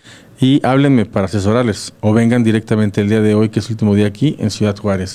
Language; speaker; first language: Spanish; native; Spanish